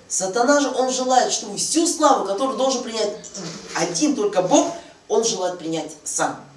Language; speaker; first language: Russian; non-native, fluent; Korean